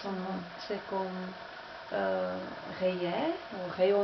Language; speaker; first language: French; non-native, learner; Czech